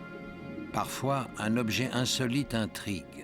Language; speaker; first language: French; native; French